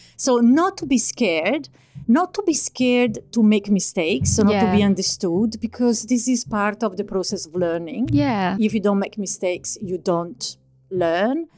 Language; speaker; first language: English; non-native, fluent; Italian